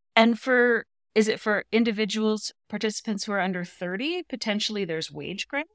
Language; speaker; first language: English; native; English